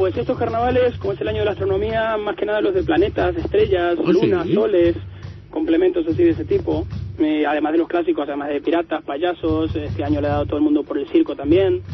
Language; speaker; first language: Spanish; native; Spanish